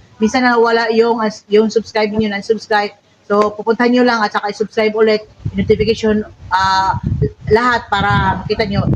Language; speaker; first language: Filipino; non-native, local second language; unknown